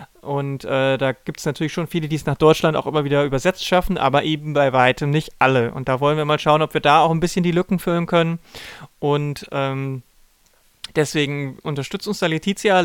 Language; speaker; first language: German; native; German